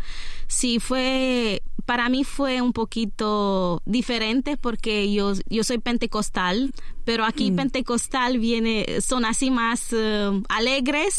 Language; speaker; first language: Spanish; non-native, learner; Romanian